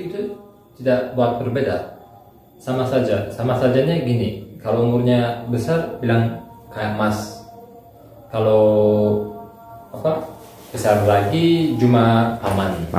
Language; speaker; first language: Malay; non-native, learner; Turkish